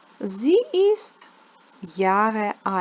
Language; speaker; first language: German; non-native, fluent; Ukrainian